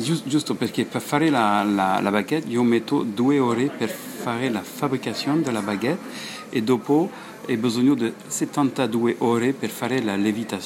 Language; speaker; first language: Italian; non-native, learner; French